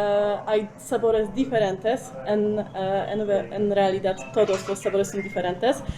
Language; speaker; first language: Spanish; non-native, fluent; Polish